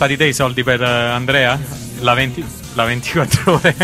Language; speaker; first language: Italian; native; Italian